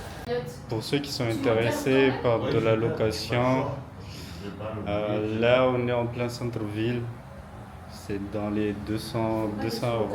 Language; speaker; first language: French; native; French